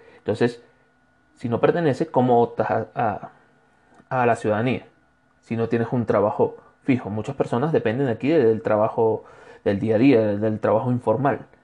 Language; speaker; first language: Spanish; native; Spanish